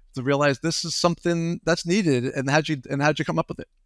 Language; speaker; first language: English; native; English